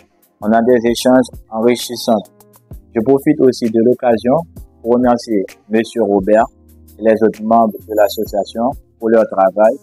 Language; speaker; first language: French; non-native, local second language; Haitian Creole